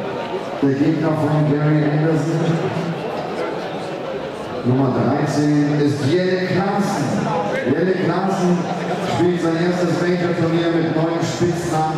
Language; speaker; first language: German; native; German